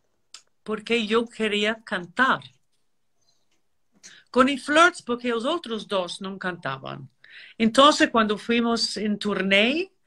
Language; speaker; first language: Spanish; non-native, learner; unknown